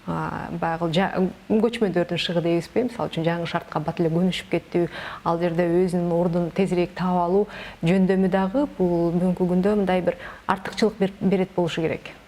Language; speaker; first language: Kyrgyz; native; Kyrgyz